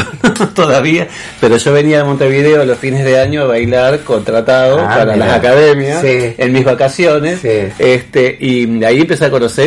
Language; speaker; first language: Spanish; native; Spanish